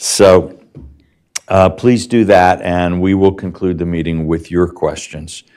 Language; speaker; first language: English; native; English